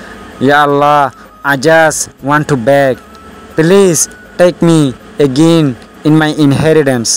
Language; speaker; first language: English; non-native, local second language; Rohingya